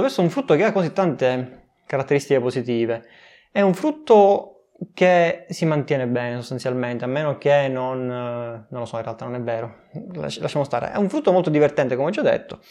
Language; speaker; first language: Italian; native; Italian